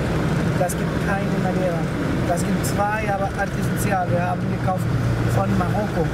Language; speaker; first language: German; non-native, learner; Portuguese